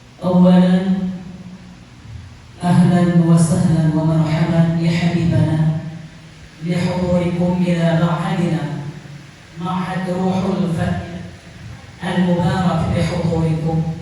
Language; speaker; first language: Arabic; non-native, fluent; Achinese